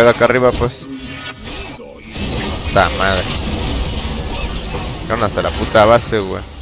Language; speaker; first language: Spanish; native; Spanish